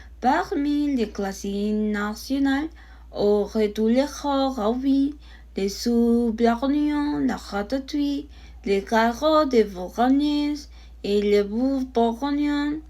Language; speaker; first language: French; non-native, learner; Spanish